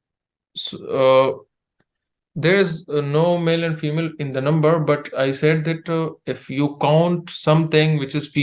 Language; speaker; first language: English; non-native, fluent; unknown